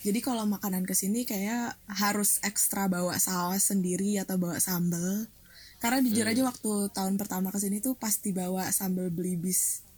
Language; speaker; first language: Indonesian; native; Indonesian